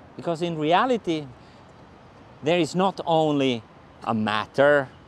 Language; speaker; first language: English; non-native, fluent; Finnish